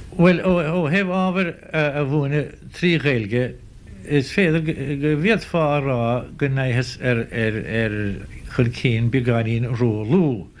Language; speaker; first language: Irish; native; Irish